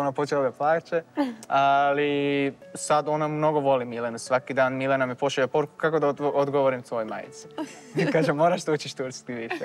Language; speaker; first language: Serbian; non-native, fluent; Turkish